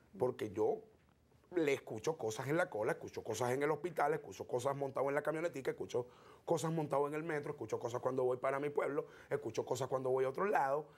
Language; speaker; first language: Spanish; native; Spanish